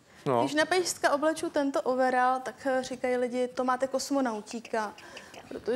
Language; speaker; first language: Czech; native; Czech